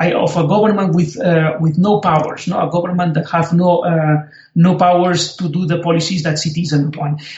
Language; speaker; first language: English; non-native, fluent; Spanish